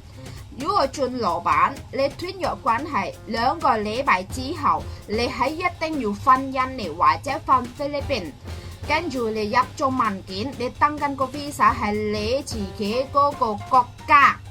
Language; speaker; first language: Cantonese; non-native, fluent; Indonesian